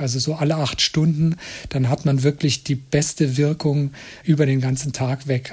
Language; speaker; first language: German; native; German